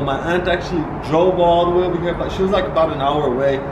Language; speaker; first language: English; early bilingual, other home language; Spanish